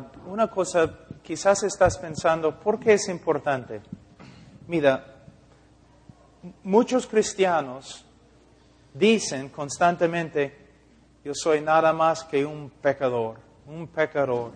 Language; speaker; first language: Spanish; non-native, fluent; English